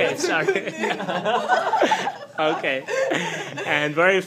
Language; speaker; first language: English; non-native, fluent; Persian